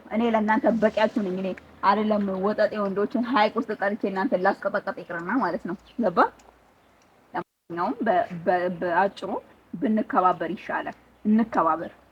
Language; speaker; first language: Amharic; native; Amharic